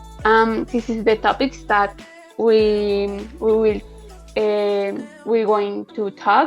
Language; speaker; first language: English; non-native, learner; Spanish